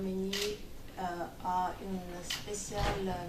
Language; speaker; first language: French; non-native, fluent; Armenian